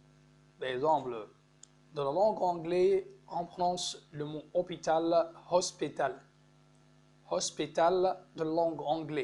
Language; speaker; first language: French; non-native, fluent; Arabic